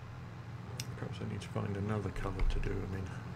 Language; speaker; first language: English; native; English